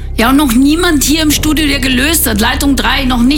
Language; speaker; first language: German; native; German